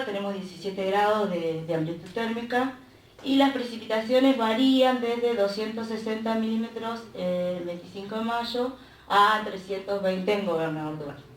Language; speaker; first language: Spanish; native; Spanish